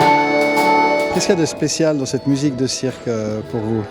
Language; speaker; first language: French; native; French